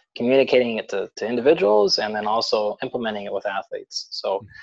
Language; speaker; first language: English; native; English